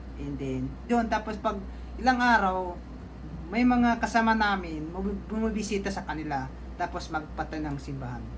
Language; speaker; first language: Filipino; non-native, local second language; Cebuano